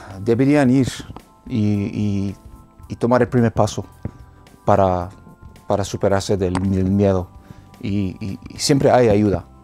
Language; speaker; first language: Spanish; non-native, fluent; English